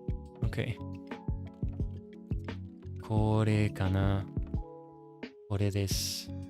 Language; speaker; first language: Japanese; non-native, learner; English